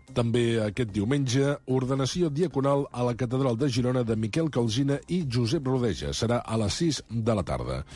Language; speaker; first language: Catalan; native; Catalan